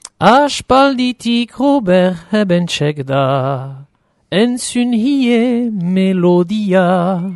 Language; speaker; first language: Basque; native; Basque